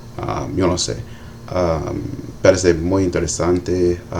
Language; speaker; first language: Spanish; non-native, learner; English